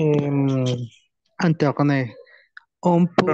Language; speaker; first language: French; non-native, learner; Spanish